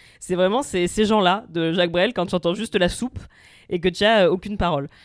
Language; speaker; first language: French; native; French